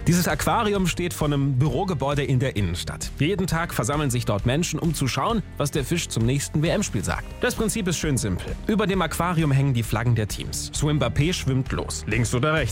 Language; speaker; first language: German; native; German